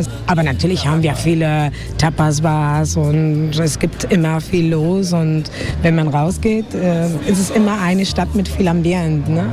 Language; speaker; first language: German; non-native, fluent; Spanish